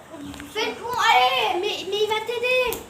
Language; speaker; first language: French; native; French